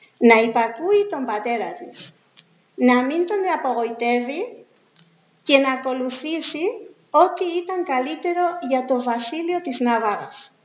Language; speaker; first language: Greek; non-native, fluent; Spanish